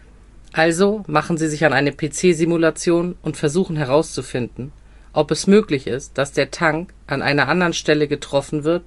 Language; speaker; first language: German; native; German